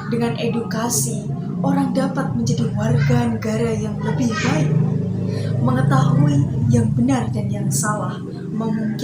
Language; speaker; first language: Indonesian; native; Indonesian